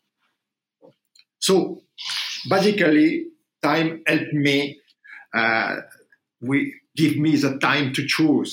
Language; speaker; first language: English; non-native, learner; French